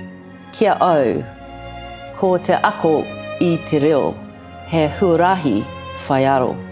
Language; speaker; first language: Māori; non-native, learner; English